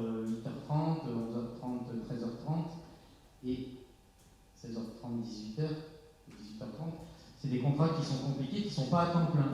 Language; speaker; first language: French; native; French